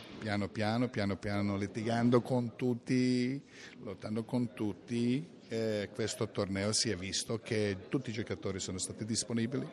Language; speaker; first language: Italian; non-native, fluent; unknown